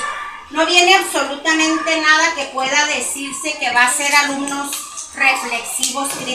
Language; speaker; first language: Spanish; native; Spanish